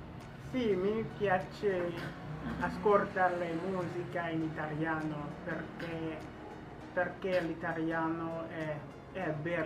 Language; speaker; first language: Italian; non-native, learner; Haitian Creole